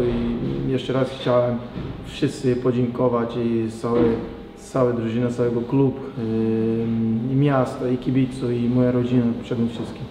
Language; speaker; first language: Polish; non-native, fluent; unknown